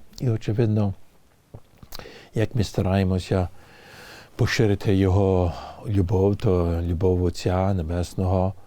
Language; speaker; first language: Ukrainian; early bilingual, heritage; English